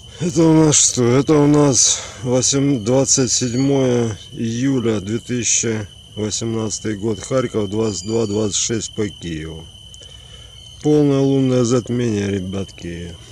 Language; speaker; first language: Russian; native; Russian